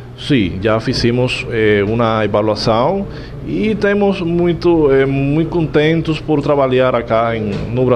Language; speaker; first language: Portuguese; non-native, learner; Spanish